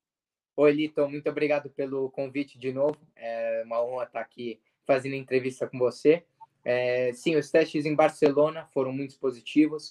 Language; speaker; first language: Portuguese; early bilingual, heritage; Portuguese